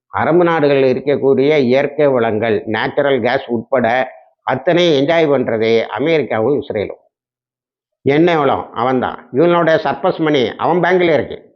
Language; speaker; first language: Tamil; native; Tamil